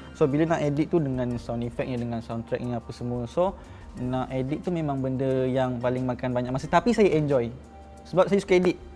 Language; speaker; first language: Malay; native; Malay